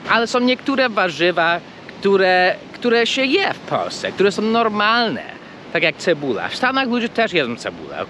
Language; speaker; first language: Polish; early bilingual, heritage; Polish